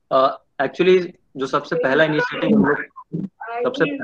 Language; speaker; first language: Hindi; non-native, local second language; Odia